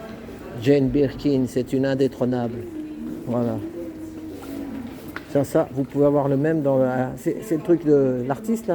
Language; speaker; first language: French; native; French